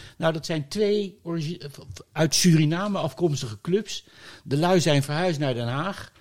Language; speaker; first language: Dutch; native; Dutch